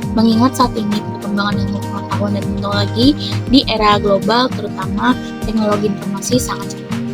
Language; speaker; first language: Indonesian; native; Indonesian